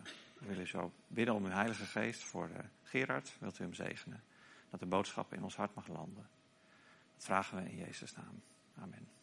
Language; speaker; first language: Dutch; native; Dutch